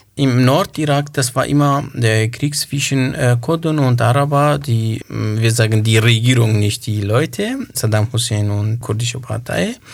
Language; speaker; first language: German; non-native, learner; Kurdish